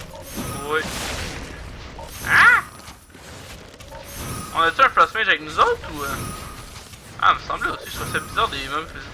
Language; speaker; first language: French; native; French